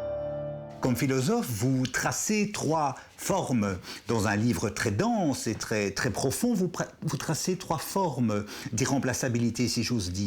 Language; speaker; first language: French; native; French